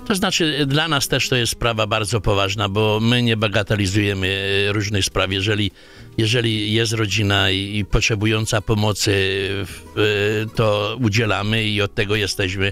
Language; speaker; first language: Polish; native; Polish